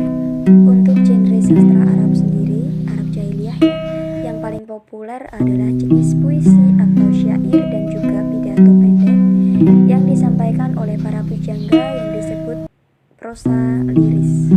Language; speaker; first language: Indonesian; native; Indonesian